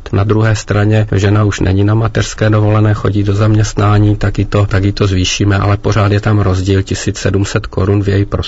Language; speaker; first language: Czech; native; Czech